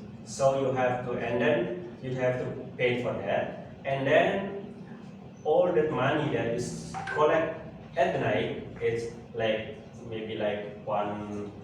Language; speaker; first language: English; non-native, learner; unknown